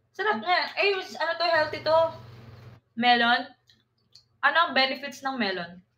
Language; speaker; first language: Filipino; native; Filipino